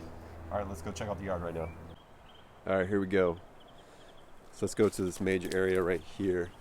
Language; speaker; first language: English; native; English